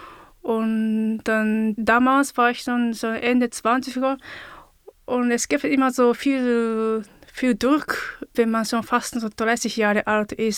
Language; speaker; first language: German; non-native, fluent; Japanese